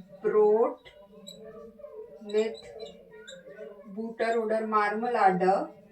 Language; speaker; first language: German; non-native, learner; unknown